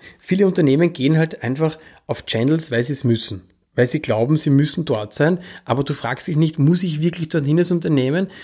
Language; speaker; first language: German; native; German